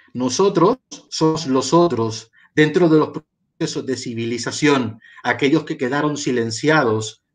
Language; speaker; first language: Spanish; native; Spanish